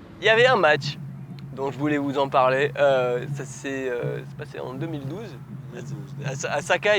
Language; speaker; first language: French; native; French